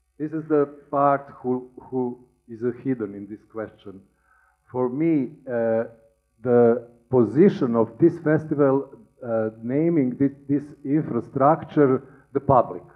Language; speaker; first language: English; non-native, learner; Serbian